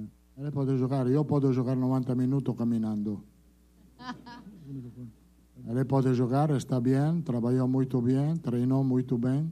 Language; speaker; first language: Portuguese; non-native, fluent; Italian